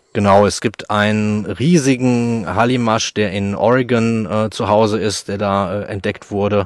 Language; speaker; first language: German; native; German